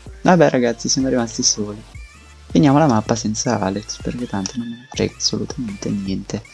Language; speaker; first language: Italian; native; Italian